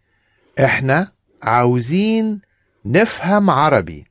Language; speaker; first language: Arabic; non-native, learner; English